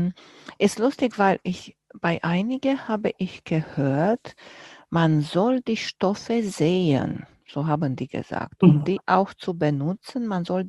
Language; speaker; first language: German; non-native, fluent; Romanian